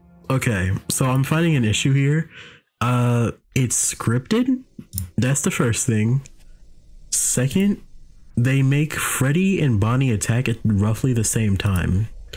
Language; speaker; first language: English; native; English